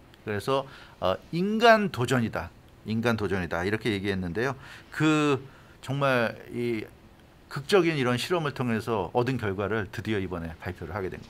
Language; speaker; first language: Korean; native; Korean